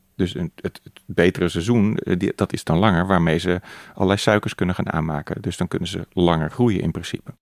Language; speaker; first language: Dutch; native; Dutch